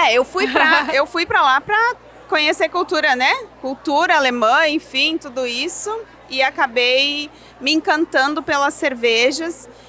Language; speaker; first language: Portuguese; non-native, local second language; German